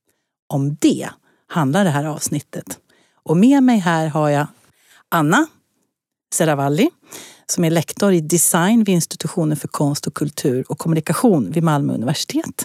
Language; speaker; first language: Swedish; native; Swedish